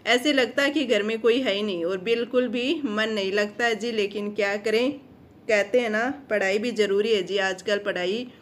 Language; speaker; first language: Hindi; non-native, local second language; Marwari